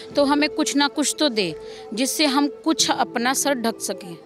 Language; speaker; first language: Hindi; native; Hindi